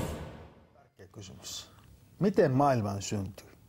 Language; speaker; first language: Finnish; non-native, learner; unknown